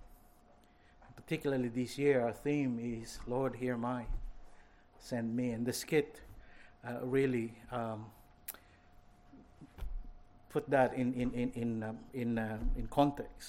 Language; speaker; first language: English; non-native, local second language; Filipino